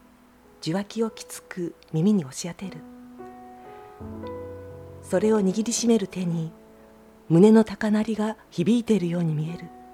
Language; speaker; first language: Japanese; native; Japanese